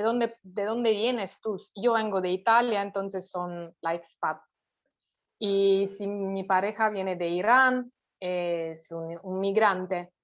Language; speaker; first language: Spanish; non-native, fluent; Italian